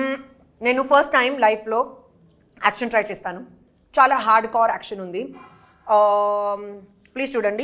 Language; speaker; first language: Telugu; non-native, fluent; Hindi